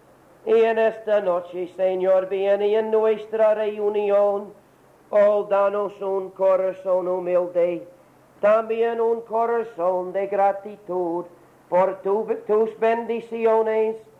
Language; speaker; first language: Spanish; non-native, learner; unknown